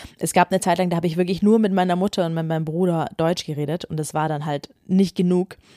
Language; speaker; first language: German; native; German